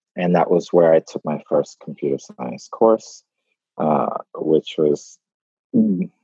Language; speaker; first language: English; non-native, local second language; Igbo